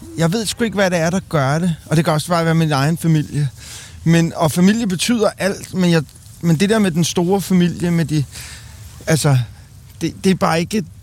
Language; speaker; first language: Danish; native; Danish